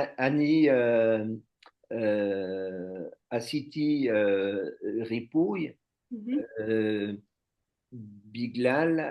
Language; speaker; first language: Hebrew; non-native, learner; French